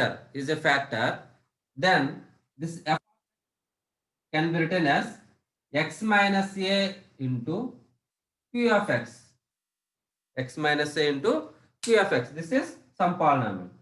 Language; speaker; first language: English; non-native, local second language; Telugu